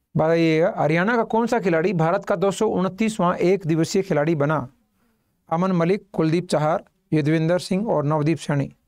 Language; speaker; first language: Hindi; native; Hindi